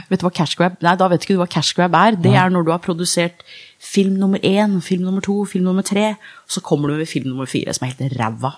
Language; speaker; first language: Norwegian; early bilingual, other home language; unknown